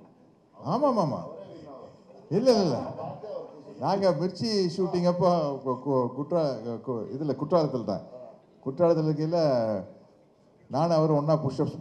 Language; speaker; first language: Tamil; native; Tamil